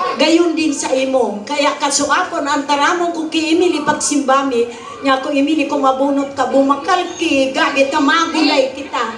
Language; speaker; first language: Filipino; non-native, local second language; Bikol